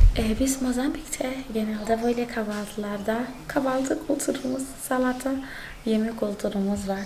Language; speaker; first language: Turkish; non-native, fluent; Portuguese